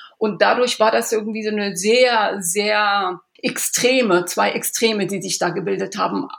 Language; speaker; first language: German; early bilingual, other home language; Persian